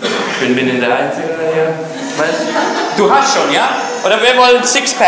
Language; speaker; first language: German; non-native, fluent; English